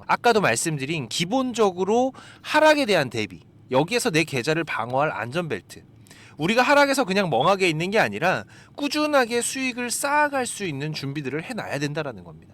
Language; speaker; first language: Korean; native; Korean